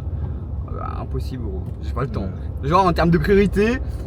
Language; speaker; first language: French; native; French